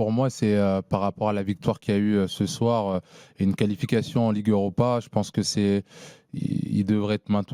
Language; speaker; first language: French; native; French